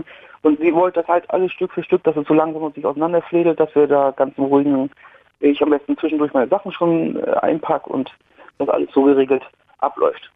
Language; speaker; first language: German; native; German